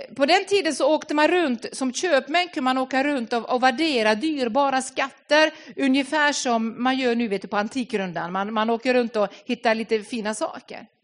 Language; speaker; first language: Swedish; non-native, fluent; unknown